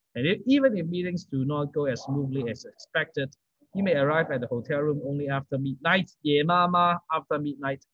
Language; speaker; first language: English; non-native, local second language; Cantonese